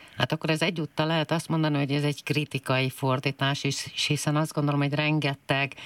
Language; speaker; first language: Hungarian; native; Hungarian